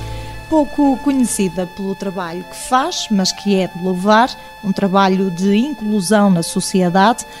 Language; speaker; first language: Portuguese; native; Portuguese